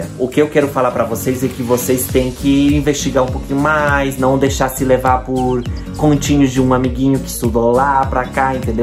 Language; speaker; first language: Portuguese; non-native, fluent; Spanish